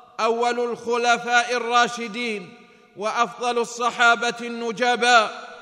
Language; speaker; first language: Arabic; native; Arabic